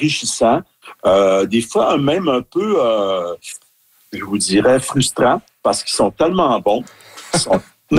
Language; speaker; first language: French; native; French